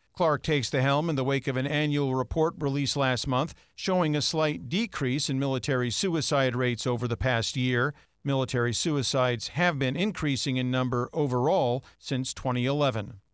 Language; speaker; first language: English; native; English